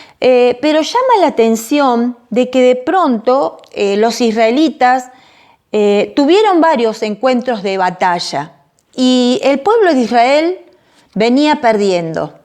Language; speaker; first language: Spanish; native; Spanish